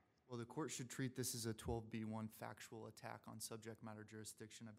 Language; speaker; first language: English; native; English